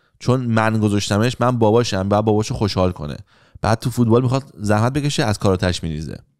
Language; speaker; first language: Persian; native; Persian